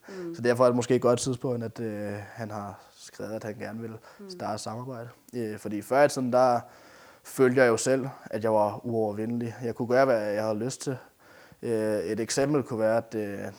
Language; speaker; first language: Danish; early bilingual, other home language; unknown